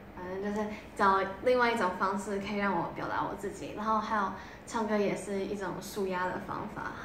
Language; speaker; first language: Chinese; early bilingual, heritage; Chinese